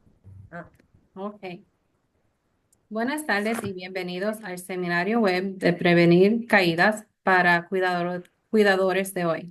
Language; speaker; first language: Spanish; early bilingual, heritage; Spanish